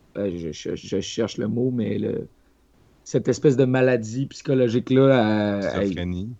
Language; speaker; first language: French; native; French